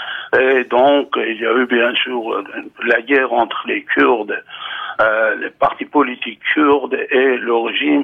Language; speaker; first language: French; non-native, fluent; Kurdish